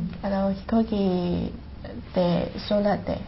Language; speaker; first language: Japanese; non-native, learner; Chinese